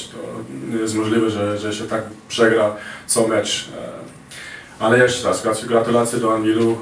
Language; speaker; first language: Polish; early bilingual, heritage; Polish